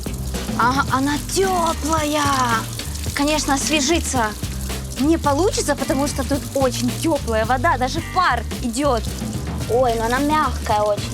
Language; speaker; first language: Russian; native; Russian